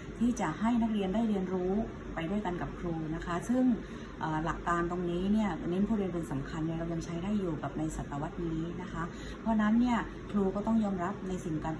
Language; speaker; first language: Thai; native; Thai